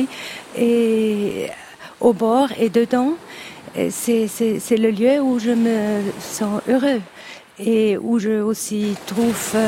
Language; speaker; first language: French; non-native, learner; Italian